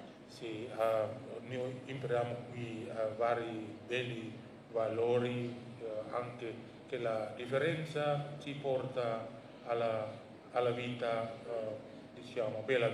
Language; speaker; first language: Italian; non-native, fluent; Indonesian